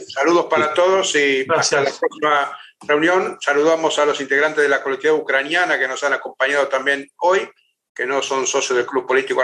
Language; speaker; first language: Spanish; native; Spanish